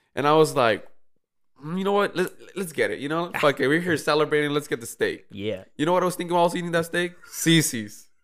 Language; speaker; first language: English; early bilingual, other home language; Spanish